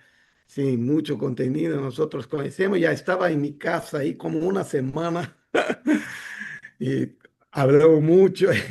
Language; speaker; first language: Spanish; non-native, fluent; Portuguese